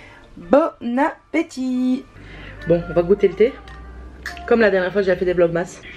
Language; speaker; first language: French; native; French